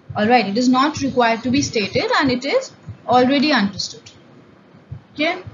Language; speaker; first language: English; non-native, local second language; Hindi